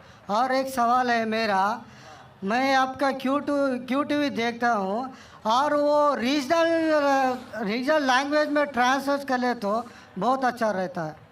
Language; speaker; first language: Hindi; non-native, local second language; Telugu